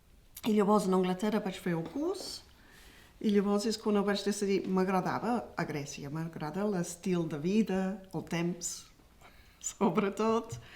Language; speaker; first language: Catalan; non-native, fluent; English